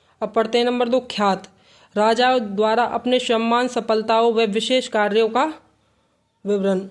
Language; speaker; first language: Hindi; native; Hindi